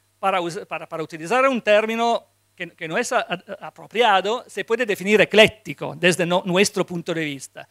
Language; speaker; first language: Spanish; non-native, fluent; Italian